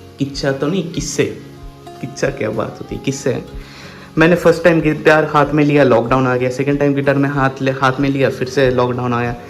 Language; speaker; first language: Hindi; non-native, local second language; Bangla